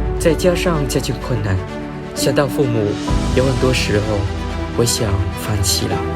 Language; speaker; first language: Chinese; non-native, fluent; Vietnamese